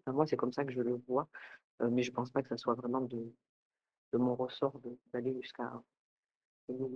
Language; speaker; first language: French; native; French